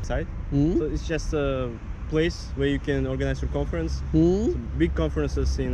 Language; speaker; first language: English; non-native, fluent; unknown